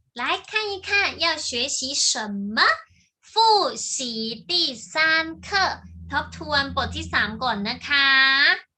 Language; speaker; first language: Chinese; non-native, fluent; Thai